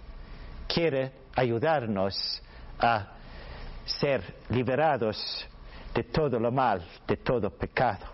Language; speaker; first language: Spanish; non-native, learner; Swedish